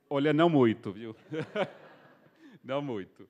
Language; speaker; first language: Portuguese; non-native, fluent; English